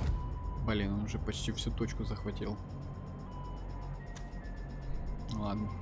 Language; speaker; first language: Russian; native; Russian